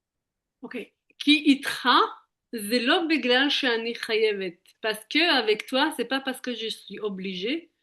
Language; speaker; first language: French; native; French